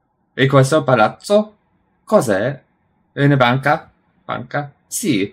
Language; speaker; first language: Italian; non-native, learner; English